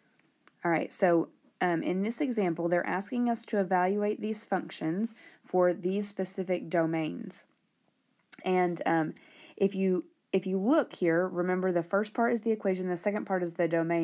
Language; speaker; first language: English; native; English